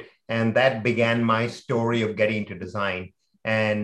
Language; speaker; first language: English; non-native, local second language; Hindi